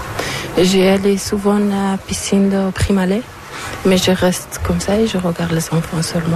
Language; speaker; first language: French; non-native, learner; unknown